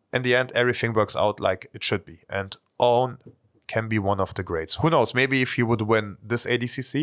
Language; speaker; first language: English; non-native, fluent; German